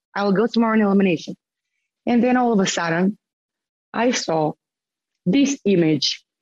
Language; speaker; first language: English; non-native, fluent; Romanian